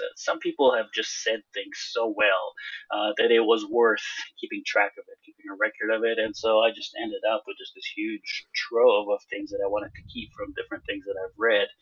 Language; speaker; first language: English; non-native, fluent; Hebrew